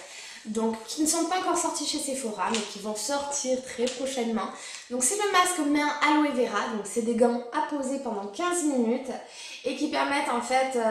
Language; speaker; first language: French; native; French